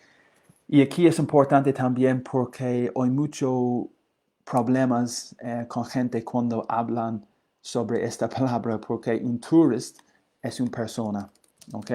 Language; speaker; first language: Spanish; non-native, learner; English